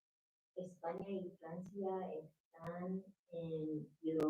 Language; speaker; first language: Spanish; non-native, learner; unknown